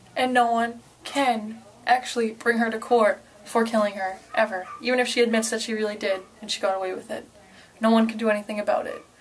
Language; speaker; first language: English; native; English